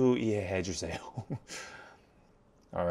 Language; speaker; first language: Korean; non-native, fluent; English